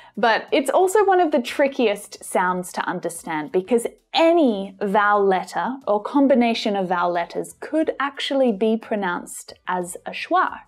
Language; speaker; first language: English; native; English